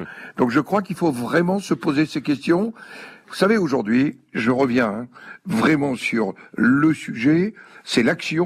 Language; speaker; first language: French; native; French